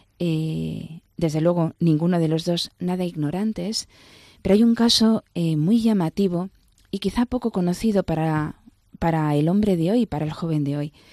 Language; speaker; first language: Spanish; native; Spanish